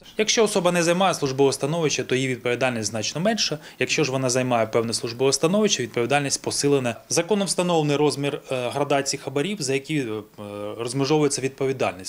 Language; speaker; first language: Ukrainian; native; Ukrainian